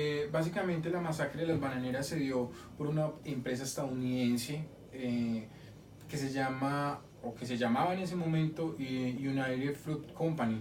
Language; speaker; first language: Spanish; native; Spanish